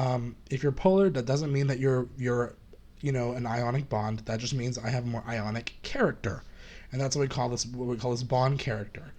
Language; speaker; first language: English; native; English